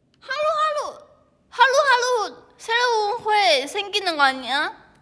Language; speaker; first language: Korean; non-native, fluent; Chinese